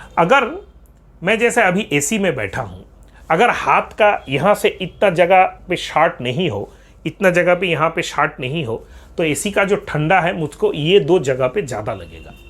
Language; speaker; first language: Hindi; non-native, local second language; Bangla